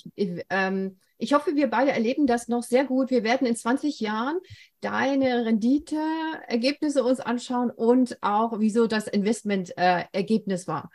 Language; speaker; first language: German; native; German